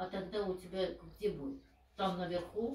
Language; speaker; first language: Russian; non-native, learner; Azerbaijani